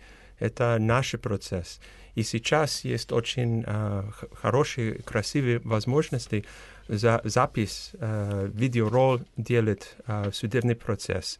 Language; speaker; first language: Russian; non-native, fluent; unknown